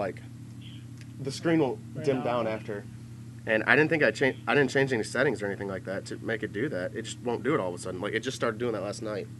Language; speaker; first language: English; native; English